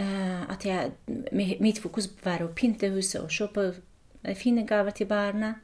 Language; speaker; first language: Norwegian; non-native, fluent; Kurdish